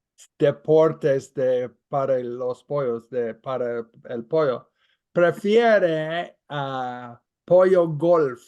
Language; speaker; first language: Spanish; non-native, fluent; English